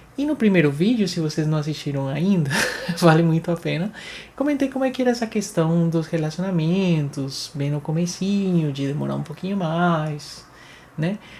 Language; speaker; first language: Portuguese; non-native, fluent; Spanish